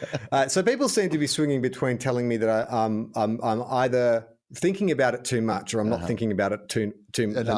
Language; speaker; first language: English; native; English